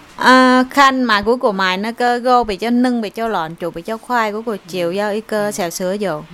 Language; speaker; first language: Chinese; non-native, learner; Vietnamese